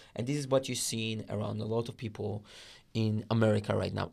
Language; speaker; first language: English; non-native, learner; Hebrew